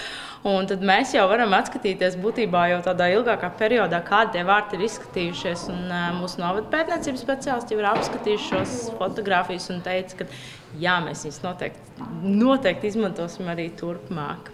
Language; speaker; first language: Latvian; native; Latvian